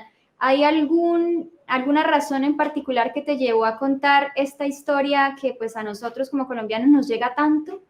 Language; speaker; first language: Spanish; native; Spanish